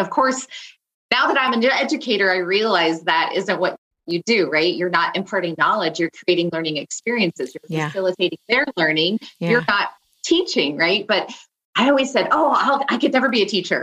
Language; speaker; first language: English; native; English